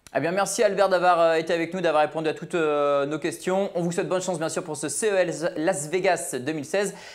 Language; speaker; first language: French; native; French